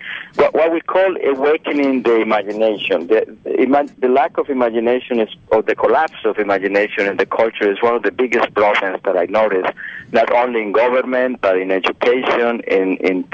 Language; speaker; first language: English; non-native, fluent; Spanish